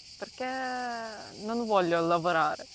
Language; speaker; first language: Italian; non-native, learner; Ukrainian